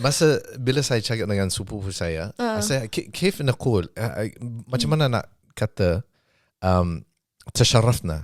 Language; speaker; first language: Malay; early bilingual, heritage; English